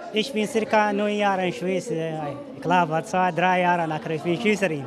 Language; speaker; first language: German; non-native, learner; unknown